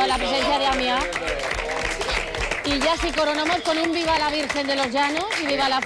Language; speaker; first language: Spanish; native; Spanish